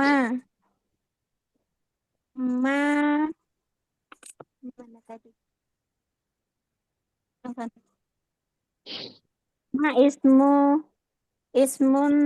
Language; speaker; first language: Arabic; non-native, learner; Indonesian